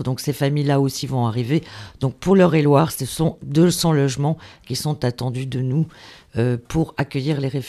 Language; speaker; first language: French; native; French